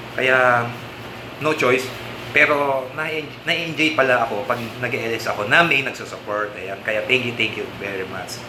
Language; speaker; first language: Filipino; non-native, local second language; Pampanga